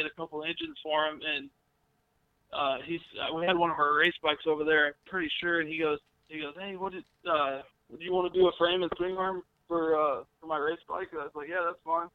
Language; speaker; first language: English; native; English